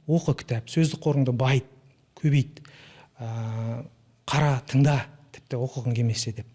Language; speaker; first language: Kazakh; native; Kazakh